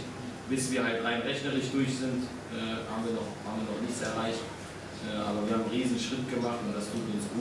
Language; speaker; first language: German; native; German